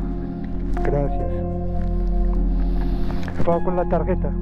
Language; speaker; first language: Spanish; non-native, learner; Persian